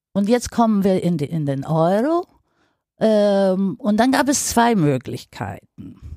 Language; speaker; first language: German; non-native, fluent; Greek